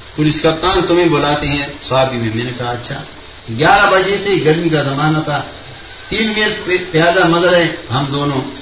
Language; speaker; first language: Urdu; non-native, local second language; Pashto